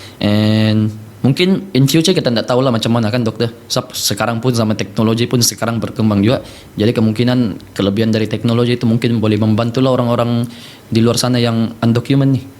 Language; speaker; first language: Malay; native; Malay